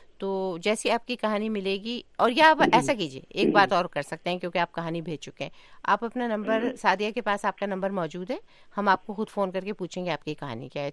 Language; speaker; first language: Urdu; native; Urdu